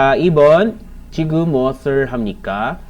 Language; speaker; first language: Korean; non-native, learner; Filipino